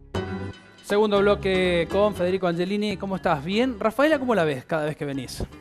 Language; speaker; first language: Spanish; native; Spanish